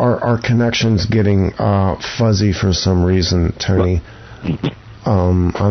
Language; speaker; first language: English; native; English